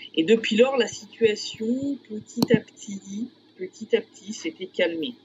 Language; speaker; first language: French; native; French